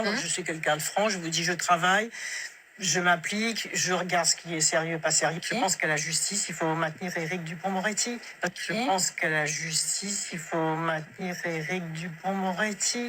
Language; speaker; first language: French; native; French